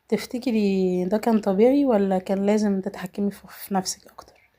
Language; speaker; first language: Arabic; native; Arabic